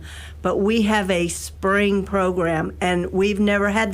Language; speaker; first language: English; native; English